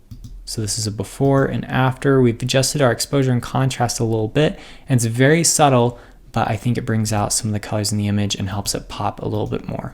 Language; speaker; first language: English; native; English